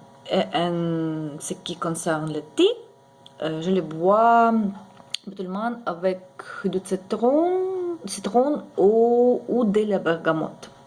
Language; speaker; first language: French; non-native, learner; Ukrainian